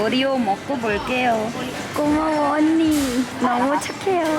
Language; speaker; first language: Korean; non-native, learner; Thai